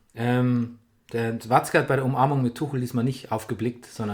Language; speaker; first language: German; native; German